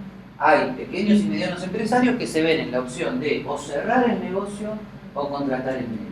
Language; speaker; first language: Spanish; native; Spanish